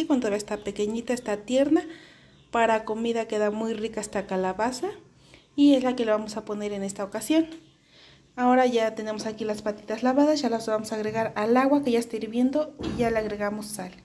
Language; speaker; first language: Spanish; native; Spanish